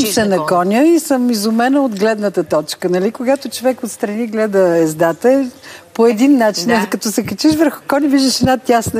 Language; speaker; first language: Bulgarian; native; Bulgarian